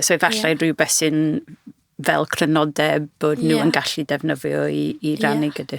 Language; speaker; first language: Welsh; non-native, fluent; English